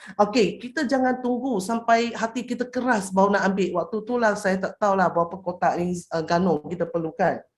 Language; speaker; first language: Malay; non-native, local second language; Chinese